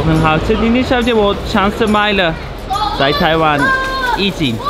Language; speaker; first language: Chinese; non-native, learner; Turkish